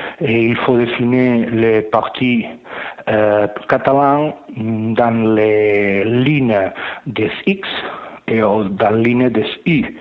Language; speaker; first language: French; non-native, learner; Catalan